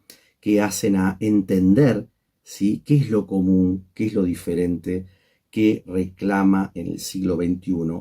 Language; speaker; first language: Spanish; native; Spanish